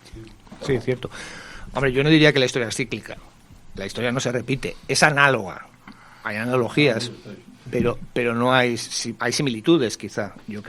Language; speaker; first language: Spanish; native; Spanish